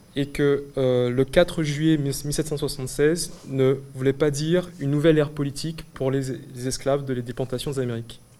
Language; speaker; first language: French; native; French